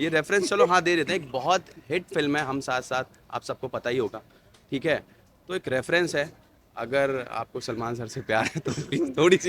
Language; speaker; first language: Hindi; native; Hindi